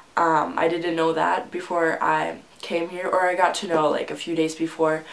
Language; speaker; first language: English; non-native, fluent; Finnish